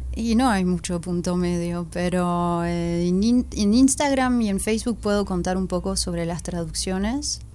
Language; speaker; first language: Spanish; early bilingual, heritage; Spanish